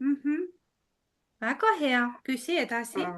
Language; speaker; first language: Estonian; non-native, fluent; Russian